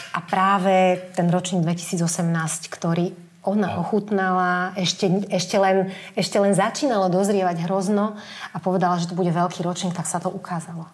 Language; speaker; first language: Slovak; native; Slovak